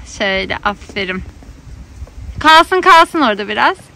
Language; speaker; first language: Turkish; native; Turkish